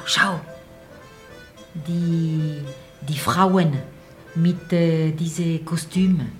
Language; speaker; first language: German; non-native, learner; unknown